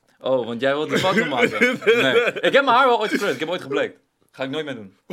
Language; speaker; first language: Dutch; early bilingual, other home language; Persian